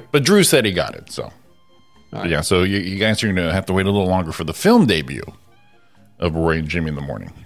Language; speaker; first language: English; native; English